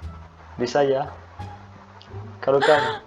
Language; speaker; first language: Indonesian; non-native, learner; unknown